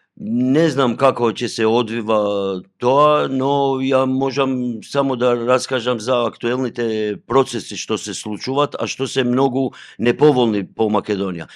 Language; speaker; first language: Macedonian; non-native, local second language; Albanian